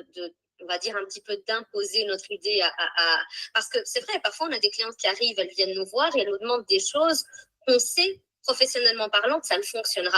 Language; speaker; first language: French; native; French